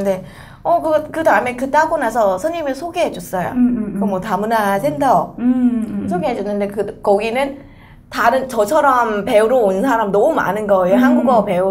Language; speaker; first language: Korean; non-native, fluent; Vietnamese